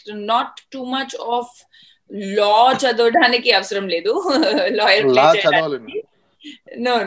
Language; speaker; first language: Telugu; non-native, fluent; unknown